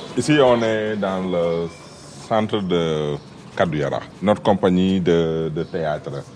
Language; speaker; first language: French; non-native, local second language; Wolof